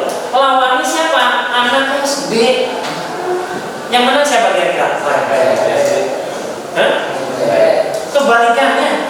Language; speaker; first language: Indonesian; native; Indonesian